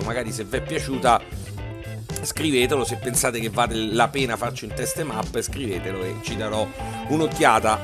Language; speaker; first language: Italian; native; Italian